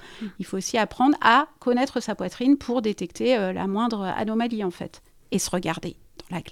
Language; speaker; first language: French; native; French